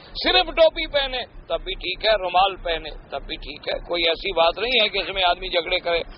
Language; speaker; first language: Urdu; native; Urdu